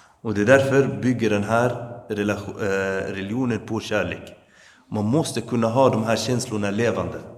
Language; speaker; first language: Swedish; early bilingual, other home language; Arabic